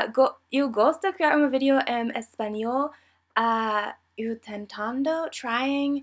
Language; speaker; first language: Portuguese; non-native, learner; English